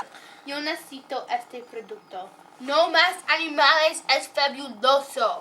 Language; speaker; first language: Spanish; non-native, learner; English